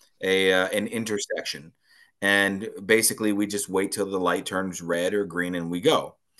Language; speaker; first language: English; native; English